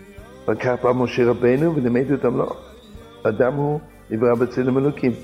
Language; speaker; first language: Hebrew; non-native, fluent; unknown